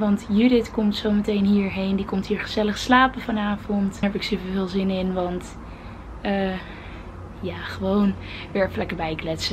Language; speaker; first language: Dutch; native; Dutch